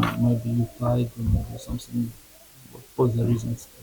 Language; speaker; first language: English; non-native, learner; Ukrainian